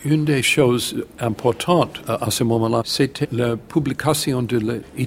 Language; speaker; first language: French; non-native, learner; English